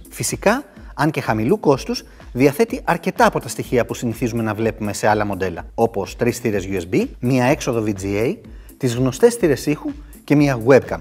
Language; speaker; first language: Greek; native; Greek